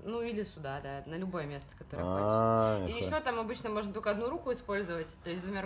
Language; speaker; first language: Russian; native; Russian